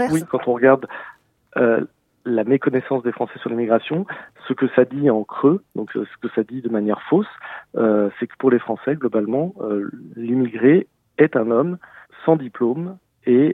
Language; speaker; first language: French; native; French